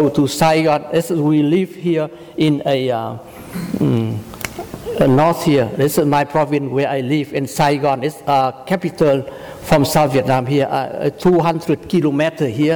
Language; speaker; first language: English; non-native, learner; Vietnamese